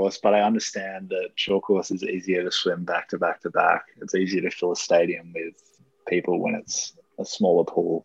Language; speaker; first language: English; native; English